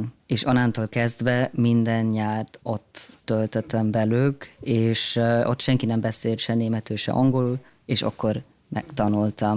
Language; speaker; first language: Hungarian; early bilingual, heritage; German